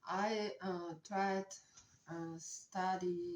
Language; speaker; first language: English; non-native, learner; Russian